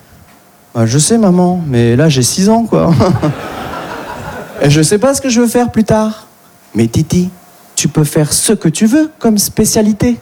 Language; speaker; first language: French; native; French